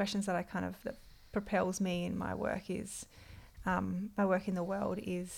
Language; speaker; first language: English; native; English